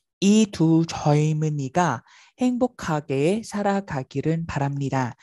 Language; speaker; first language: Korean; non-native, fluent; Vietnamese